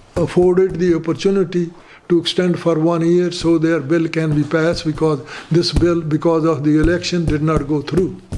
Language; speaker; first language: English; non-native, fluent; Punjabi